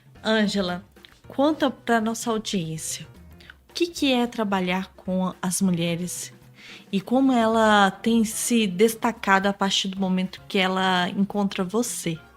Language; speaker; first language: Portuguese; native; Portuguese